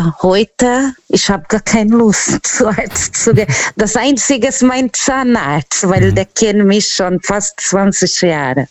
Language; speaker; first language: German; non-native, fluent; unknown